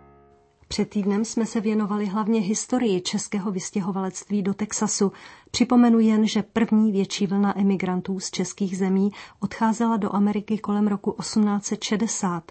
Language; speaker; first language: Czech; native; Czech